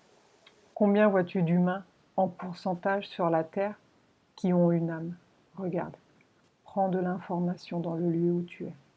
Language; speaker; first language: French; native; French